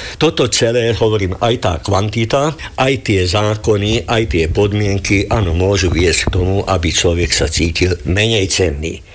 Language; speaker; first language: Slovak; non-native, local second language; Hungarian